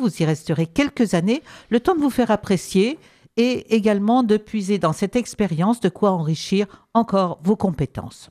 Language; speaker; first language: French; native; French